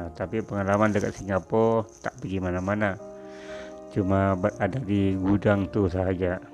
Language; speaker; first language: Malay; non-native, local second language; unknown